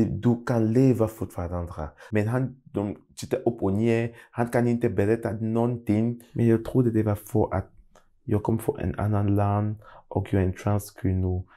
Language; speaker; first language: Swedish; non-native, learner; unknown